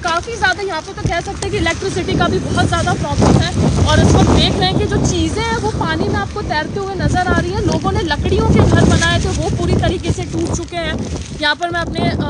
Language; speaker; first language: Hindi; non-native, local second language; Gujarati